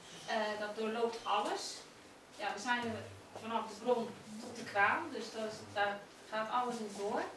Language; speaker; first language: Dutch; native; Dutch